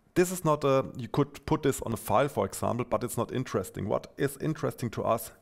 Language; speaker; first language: English; non-native, fluent; German